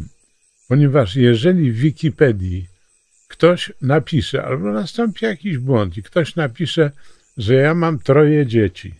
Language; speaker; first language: Polish; native; Polish